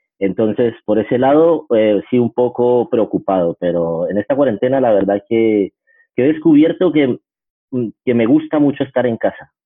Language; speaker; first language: Spanish; native; Spanish